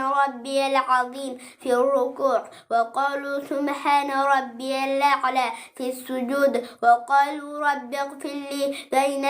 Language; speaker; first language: Arabic; non-native, learner; Oromo